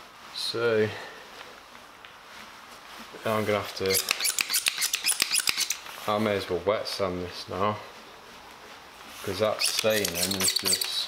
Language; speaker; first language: English; native; English